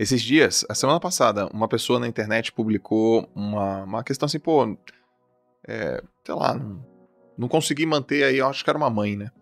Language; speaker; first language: Portuguese; native; Portuguese